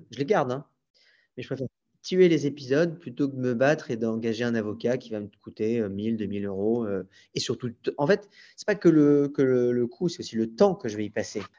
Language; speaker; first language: French; native; French